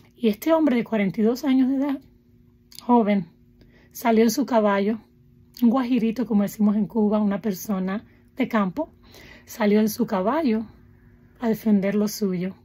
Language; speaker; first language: Spanish; native; Spanish